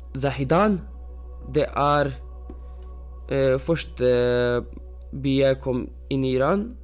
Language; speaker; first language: Norwegian; non-native, fluent; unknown